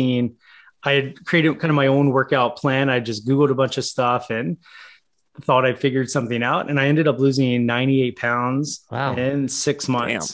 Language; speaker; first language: English; native; English